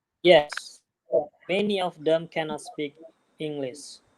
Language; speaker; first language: English; non-native, learner; Indonesian